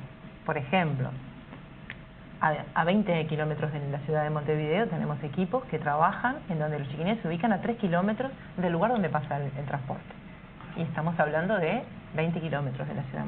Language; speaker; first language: Spanish; native; Spanish